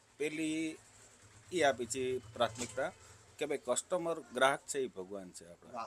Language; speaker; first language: Gujarati; native; Gujarati